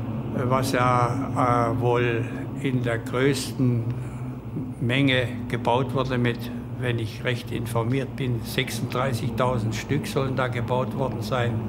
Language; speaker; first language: German; native; German